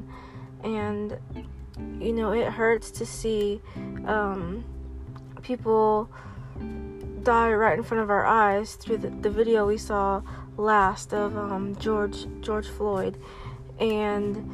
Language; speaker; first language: English; native; English